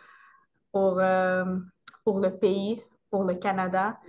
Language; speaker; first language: French; non-native, local second language; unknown